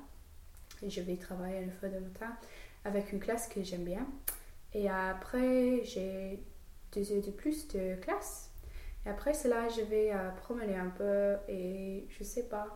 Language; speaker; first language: French; non-native, fluent; English